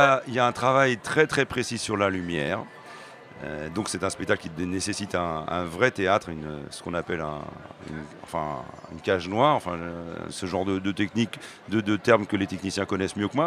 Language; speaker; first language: French; native; French